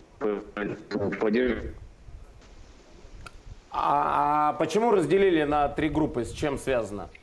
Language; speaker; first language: Russian; native; Russian